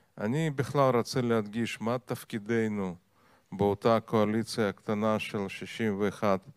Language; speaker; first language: Hebrew; non-native, fluent; Russian